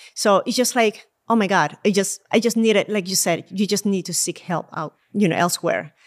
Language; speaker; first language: English; non-native, fluent; Spanish